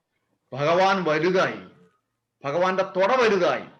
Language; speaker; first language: Malayalam; native; Malayalam